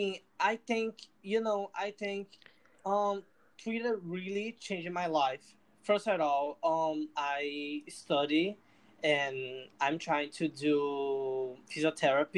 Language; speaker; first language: English; non-native, fluent; Portuguese